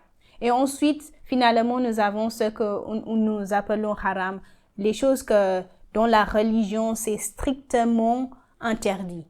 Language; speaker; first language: French; non-native, learner; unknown